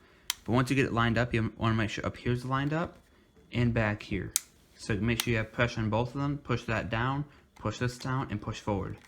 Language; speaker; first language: English; native; English